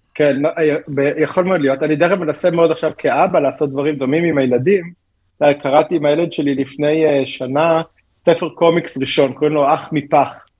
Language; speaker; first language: Hebrew; native; Hebrew